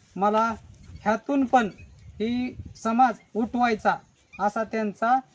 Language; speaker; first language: Marathi; non-native, local second language; Lambadi